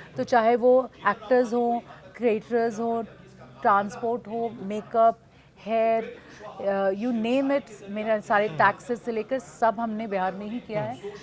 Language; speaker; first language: Hindi; non-native, local second language; Bhojpuri